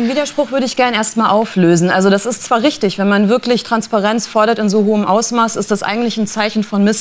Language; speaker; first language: German; native; German